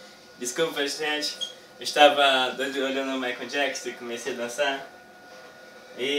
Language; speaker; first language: Portuguese; early bilingual, heritage; Portuguese